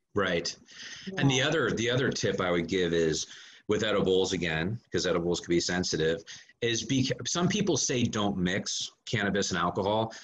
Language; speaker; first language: English; native; English